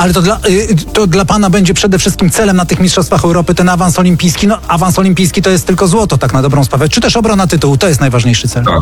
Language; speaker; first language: Polish; native; Polish